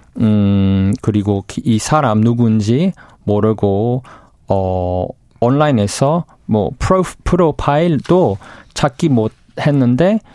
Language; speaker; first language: Korean; non-native, fluent; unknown